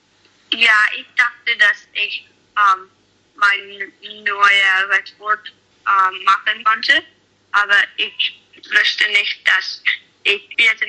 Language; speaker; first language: German; non-native, learner; English